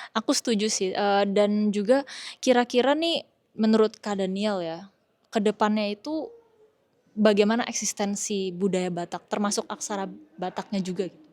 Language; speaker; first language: Indonesian; native; Indonesian